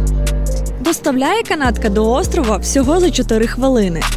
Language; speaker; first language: Ukrainian; native; Ukrainian